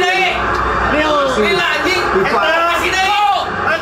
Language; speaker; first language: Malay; non-native, local second language; Sundanese